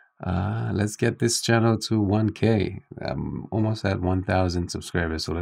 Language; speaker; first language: English; native; English